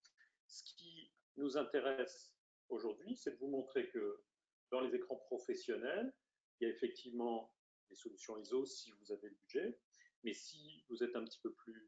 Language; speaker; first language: French; native; French